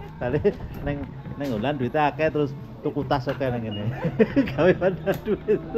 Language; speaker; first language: Javanese; native; Javanese